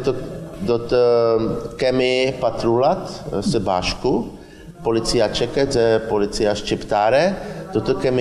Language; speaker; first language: Albanian; non-native, learner; Czech